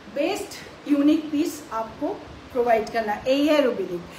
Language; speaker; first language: Hindi; non-native, local second language; Bangla